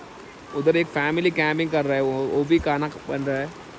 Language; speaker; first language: Hindi; non-native, local second language; Malayalam